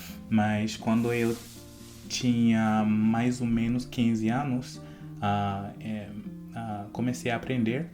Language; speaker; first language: Portuguese; non-native, fluent; English